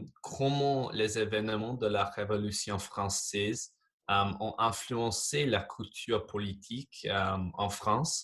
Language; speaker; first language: French; non-native, fluent; English